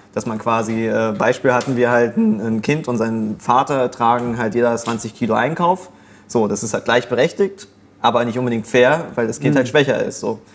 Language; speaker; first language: German; native; German